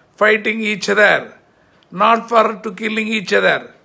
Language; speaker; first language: English; non-native, local second language; Tamil